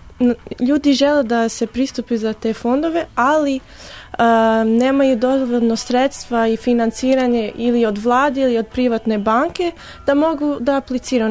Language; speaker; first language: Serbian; early bilingual, heritage; English